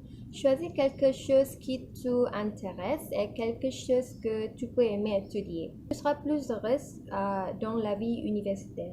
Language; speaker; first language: French; non-native, learner; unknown